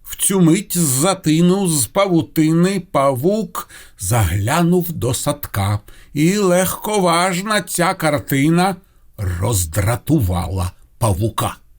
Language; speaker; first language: Ukrainian; non-native, local second language; Russian